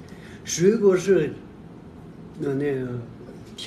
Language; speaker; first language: Chinese; non-native, local second language; Tibetan